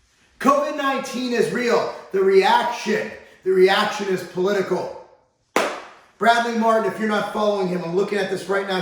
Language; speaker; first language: English; native; English